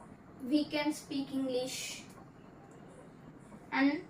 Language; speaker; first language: English; non-native, local second language; Telugu